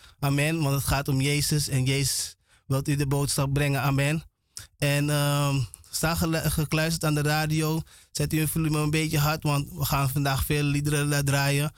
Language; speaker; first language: Dutch; native; Dutch